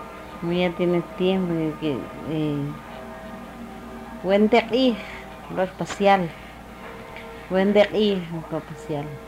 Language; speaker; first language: Spanish; non-native, local second language; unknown